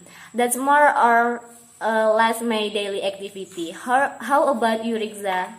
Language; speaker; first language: English; non-native, learner; Indonesian